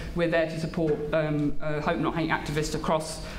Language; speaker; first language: English; native; English